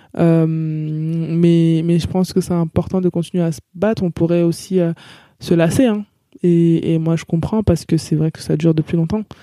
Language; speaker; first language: French; native; French